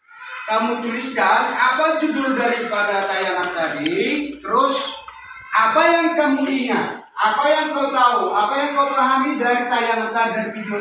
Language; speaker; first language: Indonesian; native; Indonesian